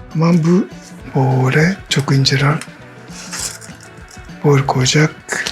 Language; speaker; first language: Turkish; non-native, learner; Japanese